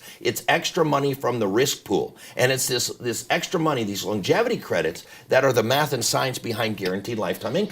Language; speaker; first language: English; native; English